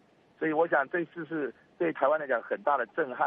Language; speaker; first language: Chinese; native; Chinese